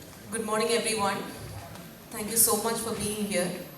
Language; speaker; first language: English; non-native, local second language; Malayalam